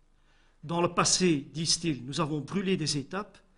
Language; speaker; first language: French; native; French